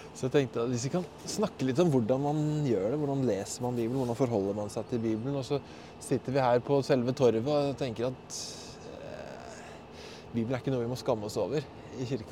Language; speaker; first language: Norwegian; native; Norwegian